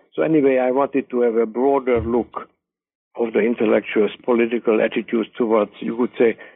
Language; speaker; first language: English; non-native, fluent; Hungarian